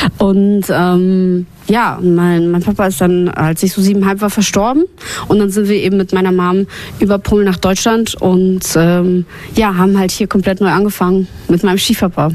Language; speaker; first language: German; early bilingual, other home language; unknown